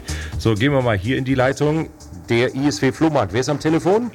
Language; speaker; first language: German; native; German